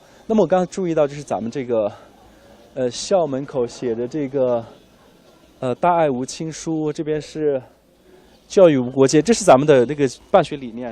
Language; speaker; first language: Chinese; native; Chinese